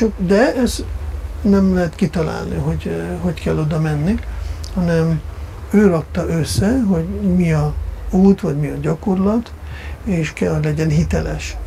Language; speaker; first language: Hungarian; non-native, fluent; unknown